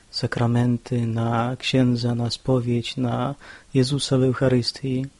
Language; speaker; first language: Polish; early bilingual, other home language; Russian